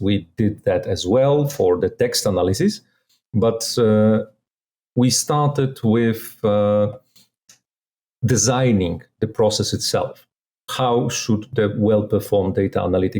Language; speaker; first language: English; non-native, fluent; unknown